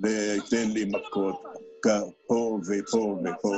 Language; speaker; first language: Hebrew; non-native, fluent; Arabic